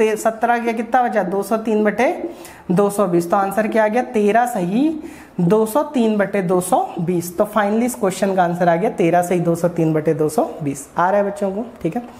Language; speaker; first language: Hindi; native; Hindi